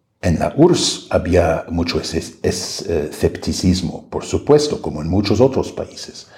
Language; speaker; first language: Spanish; non-native, fluent; German